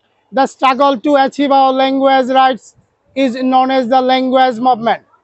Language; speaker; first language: English; non-native, local second language; Bangla